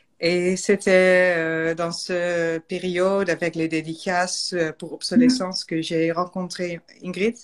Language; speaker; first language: French; non-native, learner; Dutch